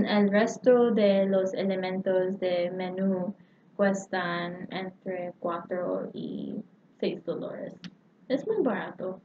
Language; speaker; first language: Spanish; non-native, learner; English